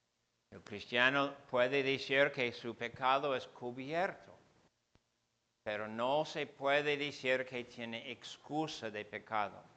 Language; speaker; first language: Spanish; non-native, fluent; English